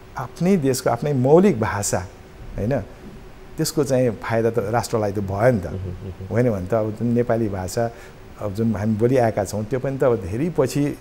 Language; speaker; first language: Nepali; non-native, local second language; Newari